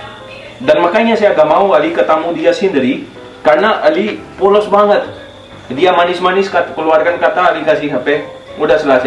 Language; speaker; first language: Indonesian; non-native, fluent; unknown